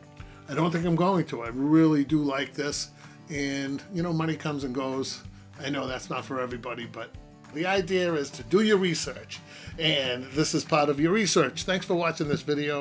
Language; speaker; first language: English; native; English